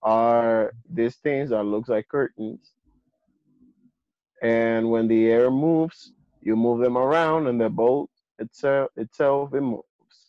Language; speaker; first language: English; non-native, fluent; Spanish